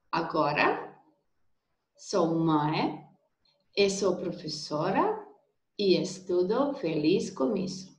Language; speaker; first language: Portuguese; non-native, learner; Serbian